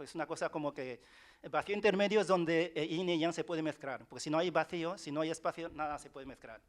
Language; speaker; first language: Spanish; early bilingual, other home language; Chinese